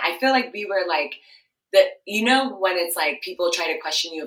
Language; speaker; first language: English; early bilingual, other home language; Akan